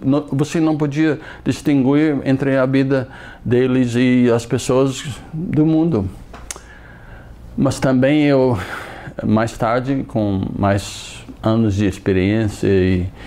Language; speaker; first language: Portuguese; non-native, fluent; English